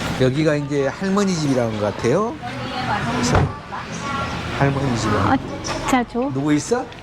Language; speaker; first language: Korean; native; Korean